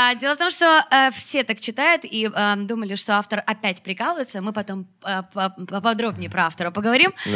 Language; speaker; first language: Russian; native; Russian